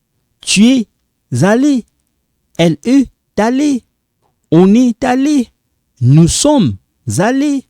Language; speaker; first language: French; non-native, local second language; Lingala